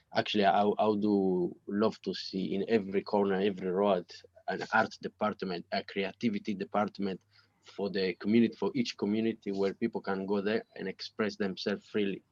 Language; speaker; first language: English; non-native, learner; Italian